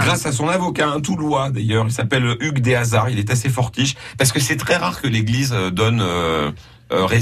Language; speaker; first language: French; native; French